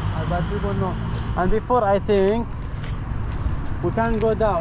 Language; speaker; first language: English; non-native, learner; Arabic